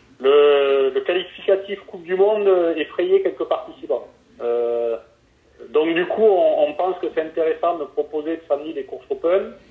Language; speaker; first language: French; native; French